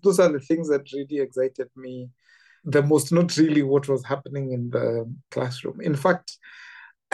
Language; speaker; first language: English; non-native, local second language; Kikuyu